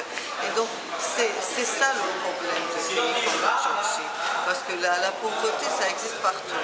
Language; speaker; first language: French; non-native, fluent; Georgian